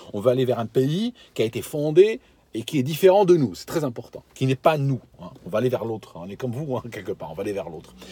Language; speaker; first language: French; non-native, local second language; Arabic